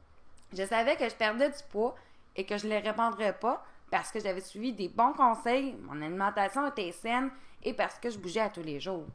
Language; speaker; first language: French; native; French